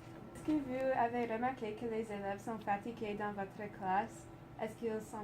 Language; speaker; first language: French; non-native, learner; English